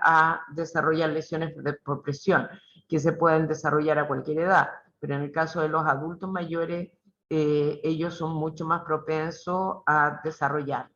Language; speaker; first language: Spanish; native; Spanish